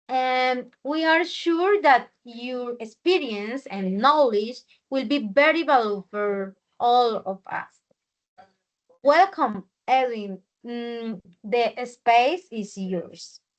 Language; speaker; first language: English; non-native, learner; Spanish